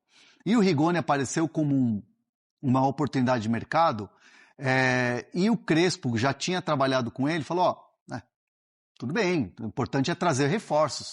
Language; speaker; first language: Portuguese; native; Portuguese